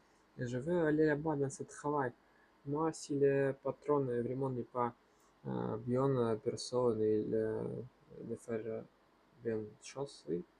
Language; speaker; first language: French; non-native, learner; Russian